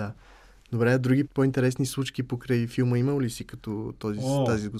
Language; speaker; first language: Bulgarian; native; Bulgarian